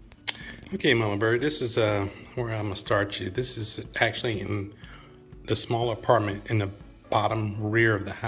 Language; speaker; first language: English; native; English